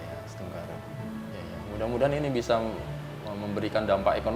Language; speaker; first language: Indonesian; native; Indonesian